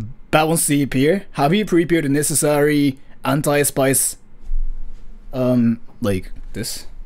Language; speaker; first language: English; early bilingual, other home language; Japanese